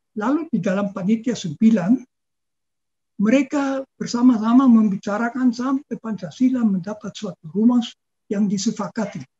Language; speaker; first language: Indonesian; non-native, fluent; German